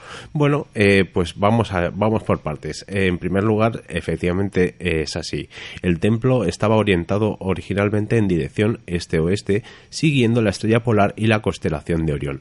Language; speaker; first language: Spanish; native; Spanish